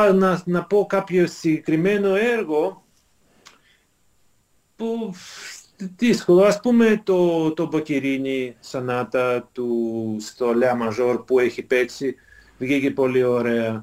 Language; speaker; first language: Greek; non-native, fluent; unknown